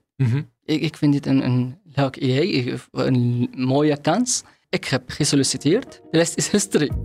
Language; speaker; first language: Dutch; non-native, fluent; Arabic